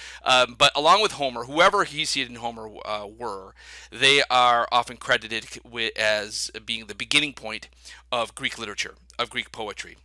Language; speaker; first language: English; native; English